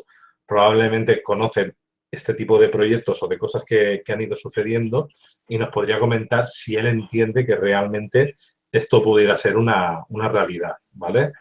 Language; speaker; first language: Spanish; native; Spanish